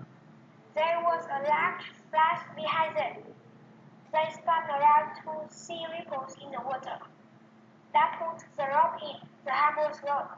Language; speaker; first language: English; non-native, learner; Vietnamese